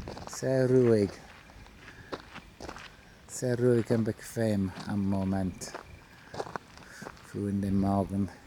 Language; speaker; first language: German; non-native, learner; English